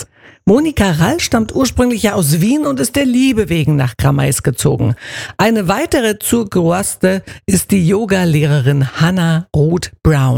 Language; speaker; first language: German; native; German